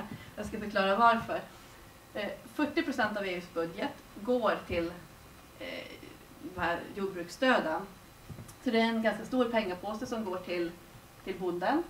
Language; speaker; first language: Swedish; native; Swedish